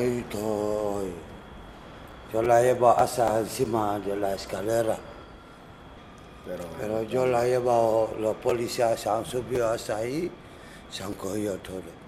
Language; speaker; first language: Spanish; non-native, learner; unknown